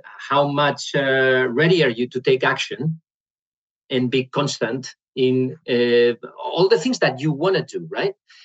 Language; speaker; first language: English; non-native, fluent; Spanish